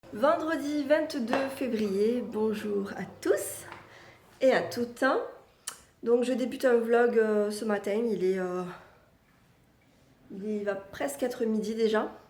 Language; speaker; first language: French; native; French